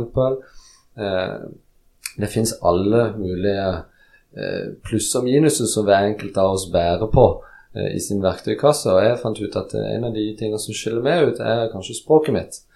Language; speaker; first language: Norwegian; early bilingual, other home language; Polish